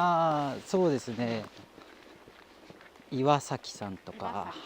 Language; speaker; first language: Japanese; native; Japanese